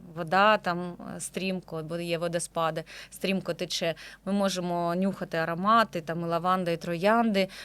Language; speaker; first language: Ukrainian; native; Ukrainian